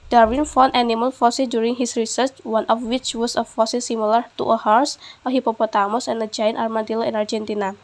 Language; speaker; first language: English; non-native, learner; Indonesian